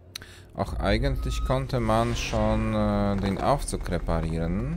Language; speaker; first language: German; non-native, learner; Polish